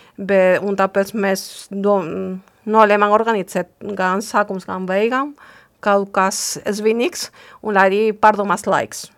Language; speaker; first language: Latvian; non-native, fluent; Spanish